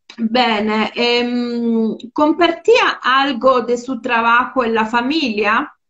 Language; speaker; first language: Spanish; non-native, fluent; Italian